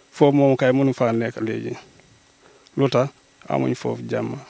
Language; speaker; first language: Wolof; non-native, local second language; Jola-Fonyi